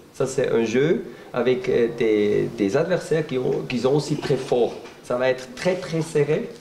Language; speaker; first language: French; non-native, local second language; Swiss German